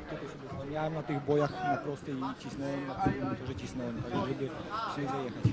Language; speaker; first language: Polish; native; Polish